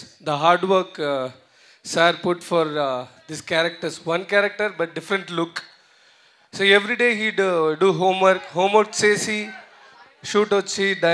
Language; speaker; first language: Telugu; non-native, learner; Tamil